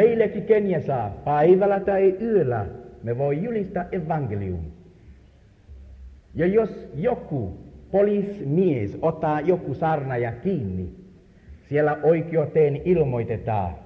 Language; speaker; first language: Finnish; non-native, learner; Swahili